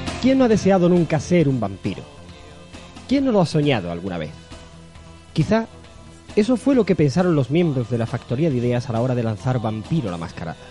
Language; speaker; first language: Spanish; native; Spanish